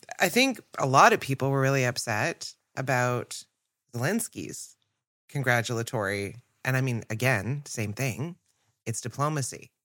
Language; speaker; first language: English; native; English